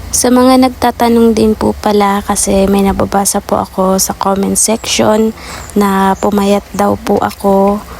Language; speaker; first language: Filipino; non-native, local second language; Bikol